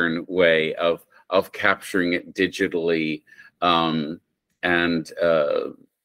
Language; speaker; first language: English; native; English